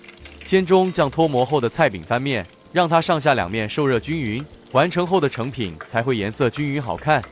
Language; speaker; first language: Chinese; native; Chinese